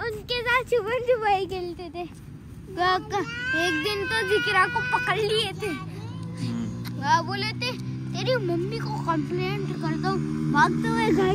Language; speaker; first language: Hindi; native; Hindi